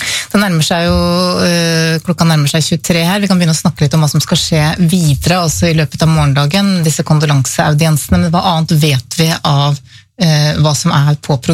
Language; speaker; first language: Norwegian; native; Norwegian